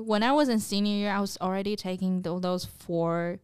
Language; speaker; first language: English; native; English